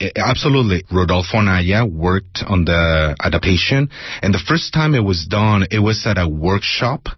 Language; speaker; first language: English; non-native, fluent; Spanish